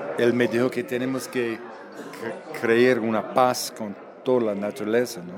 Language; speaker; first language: Spanish; non-native, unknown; English